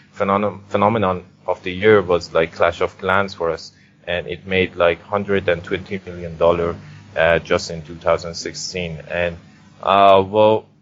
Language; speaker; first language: English; non-native, fluent; Persian